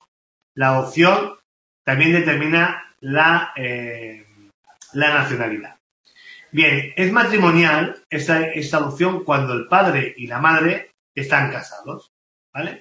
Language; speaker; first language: Spanish; native; Spanish